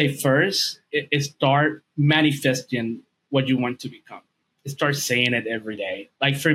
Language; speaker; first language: English; non-native, fluent; Spanish